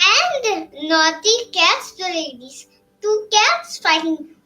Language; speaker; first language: English; non-native, learner; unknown